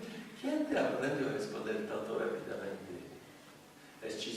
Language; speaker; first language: Spanish; non-native, fluent; French